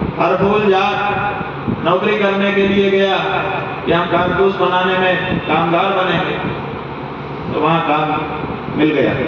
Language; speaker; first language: Hindi; native; Hindi